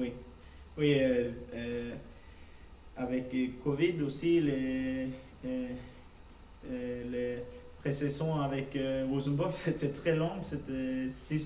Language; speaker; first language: French; non-native, learner; Norwegian